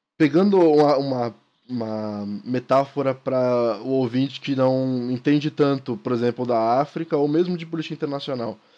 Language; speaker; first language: Portuguese; native; Portuguese